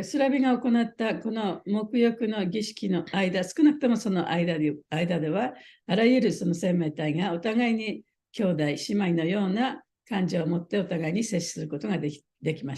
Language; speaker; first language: Japanese; native; Japanese